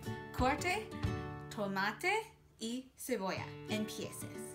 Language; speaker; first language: Spanish; non-native, learner; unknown